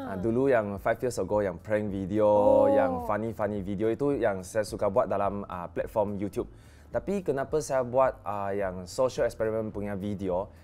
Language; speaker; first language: Malay; non-native, local second language; Chinese